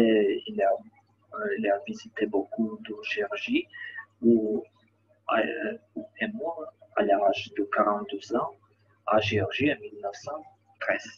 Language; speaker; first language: French; non-native, learner; Ukrainian